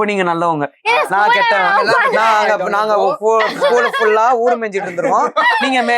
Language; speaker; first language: Tamil; native; Tamil